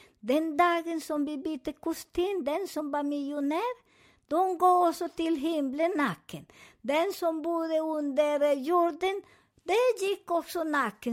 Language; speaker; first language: Swedish; non-native, fluent; Spanish